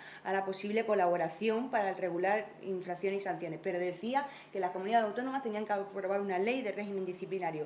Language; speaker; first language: Spanish; native; Spanish